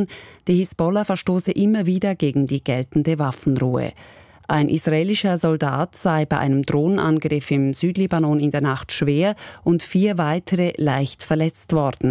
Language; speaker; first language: German; native; German